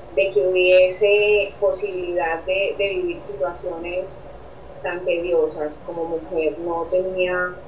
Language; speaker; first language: Spanish; native; Spanish